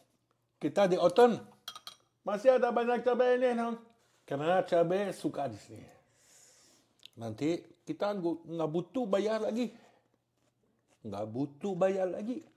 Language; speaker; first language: Indonesian; non-native, learner; French